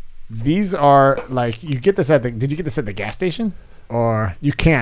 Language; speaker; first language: English; native; English